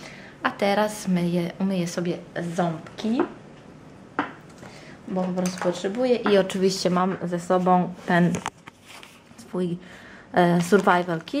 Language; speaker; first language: Polish; early bilingual, heritage; Italian